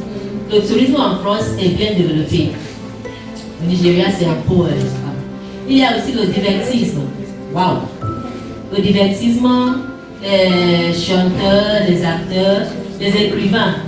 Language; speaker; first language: French; non-native, learner; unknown